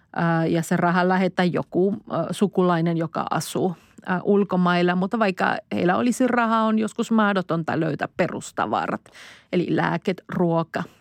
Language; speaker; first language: Finnish; non-native, fluent; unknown